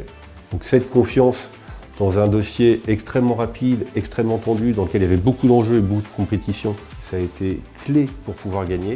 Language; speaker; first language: French; native; French